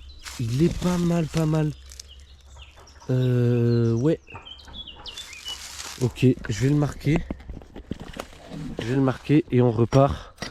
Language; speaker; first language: French; native; French